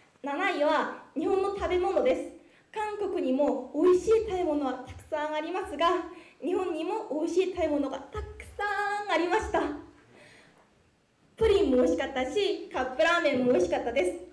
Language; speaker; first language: Japanese; non-native, fluent; Korean